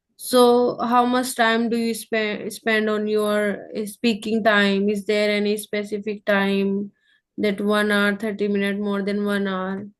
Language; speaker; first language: English; non-native, local second language; Hindi